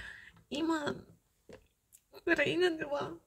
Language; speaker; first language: Japanese; non-native, fluent; Ukrainian